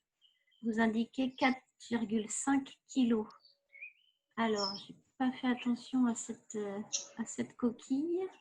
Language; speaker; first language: French; native; French